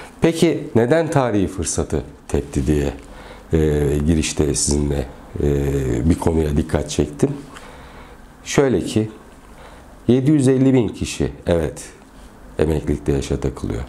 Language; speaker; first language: Turkish; native; Turkish